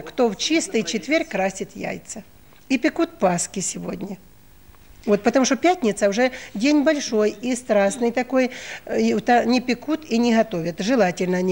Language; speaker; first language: Russian; native; Russian